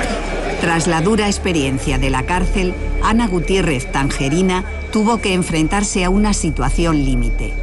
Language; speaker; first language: Spanish; native; Spanish